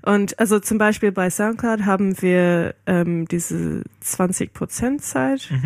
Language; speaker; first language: German; non-native, fluent; English